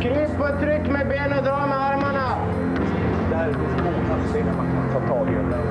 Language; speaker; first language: Swedish; native; Swedish